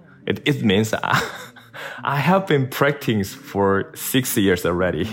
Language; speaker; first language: English; non-native, learner; Korean